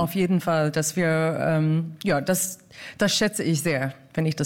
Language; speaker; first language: German; non-native, fluent; English